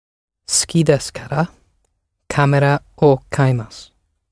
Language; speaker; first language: Japanese; non-native, learner; English